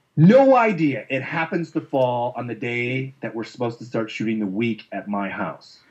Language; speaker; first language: English; native; English